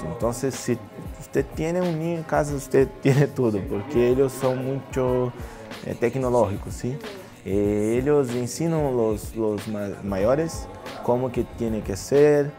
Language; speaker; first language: Spanish; non-native, learner; Portuguese